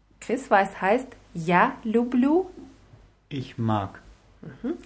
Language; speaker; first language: German; non-native, fluent; Russian